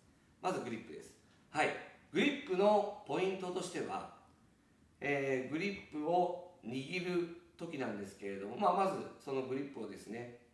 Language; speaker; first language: Japanese; native; Japanese